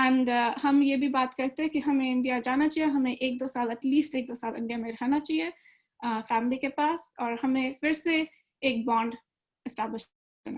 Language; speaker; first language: Hindi; early bilingual, other home language; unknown